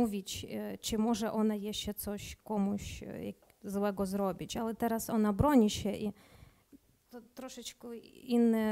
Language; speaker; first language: Polish; non-native, learner; Ukrainian